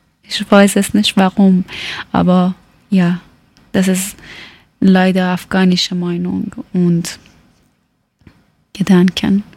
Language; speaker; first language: German; non-native, learner; Persian